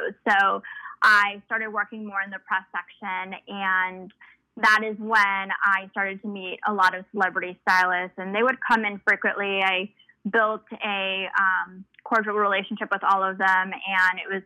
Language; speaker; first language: English; early bilingual, other home language; Spanish